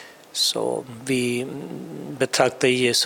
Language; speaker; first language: Swedish; non-native, fluent; Urdu